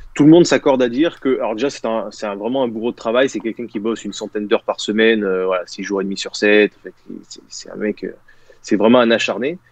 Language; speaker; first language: French; native; French